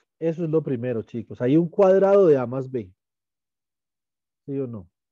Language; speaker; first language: Spanish; native; Spanish